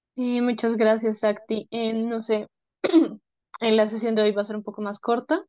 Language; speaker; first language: Spanish; native; Spanish